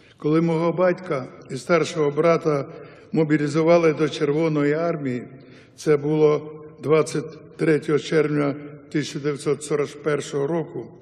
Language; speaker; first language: Ukrainian; non-native, local second language; Yiddish